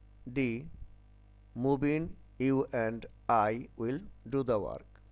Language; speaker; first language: English; non-native, local second language; Bangla